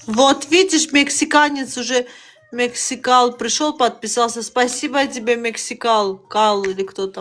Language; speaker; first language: Russian; non-native, local second language; Azerbaijani